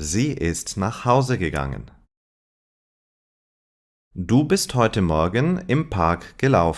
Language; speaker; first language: German; non-native, fluent; English